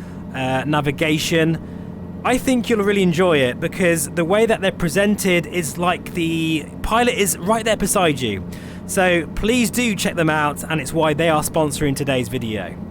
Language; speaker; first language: English; native; English